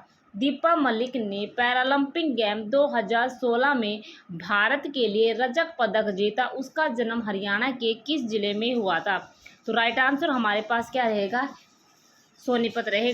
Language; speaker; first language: Hindi; native; Hindi